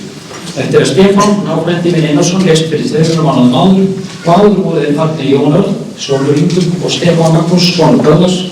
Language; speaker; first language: Icelandic; native; Icelandic